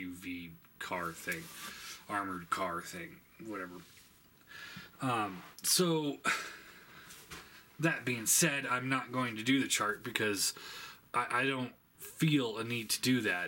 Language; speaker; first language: English; native; English